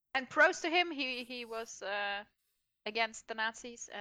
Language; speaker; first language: English; non-native, fluent; German